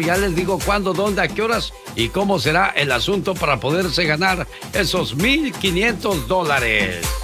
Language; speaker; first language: Spanish; native; Spanish